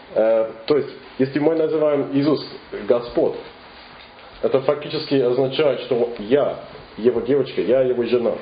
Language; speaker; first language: Russian; non-native, fluent; English